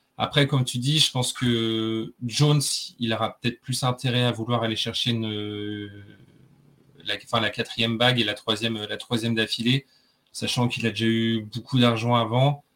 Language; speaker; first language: French; native; French